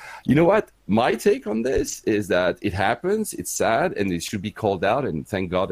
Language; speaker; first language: English; non-native, fluent; French